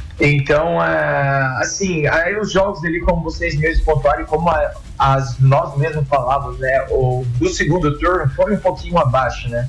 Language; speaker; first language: Portuguese; native; Portuguese